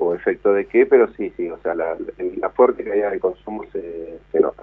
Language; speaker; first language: Spanish; native; Spanish